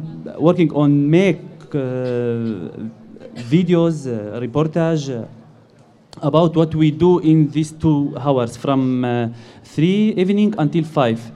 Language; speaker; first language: English; non-native, learner; Arabic